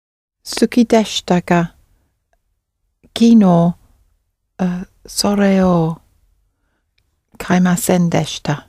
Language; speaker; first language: Japanese; non-native, learner; English